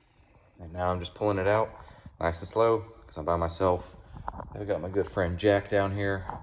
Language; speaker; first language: English; native; English